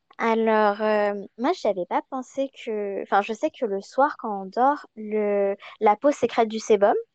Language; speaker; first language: French; early bilingual, other home language; Chinese